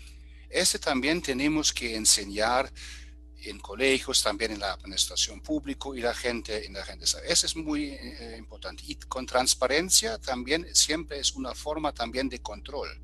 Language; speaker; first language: Spanish; non-native, fluent; German